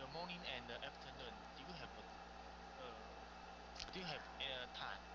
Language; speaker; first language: English; non-native, learner; Chinese